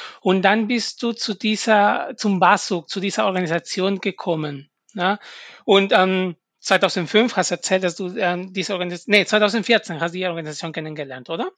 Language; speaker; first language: German; non-native, fluent; Spanish